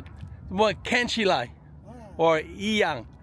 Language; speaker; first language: Chinese; non-native, learner; English